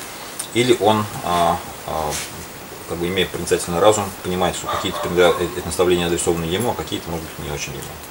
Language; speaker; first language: Russian; native; Russian